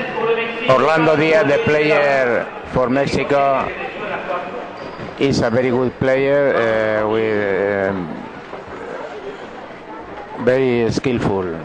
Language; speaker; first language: English; non-native, learner; Spanish